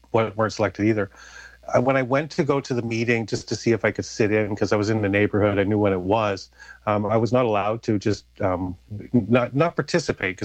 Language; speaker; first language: English; native; English